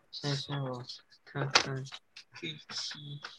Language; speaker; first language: Chinese; early bilingual, heritage; Chinese